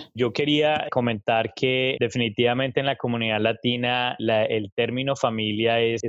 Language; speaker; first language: Spanish; native; Spanish